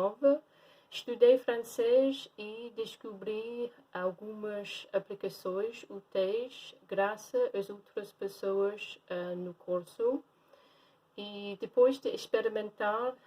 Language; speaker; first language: Portuguese; non-native, fluent; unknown